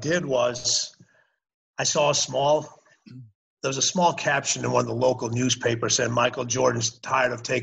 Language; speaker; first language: English; native; English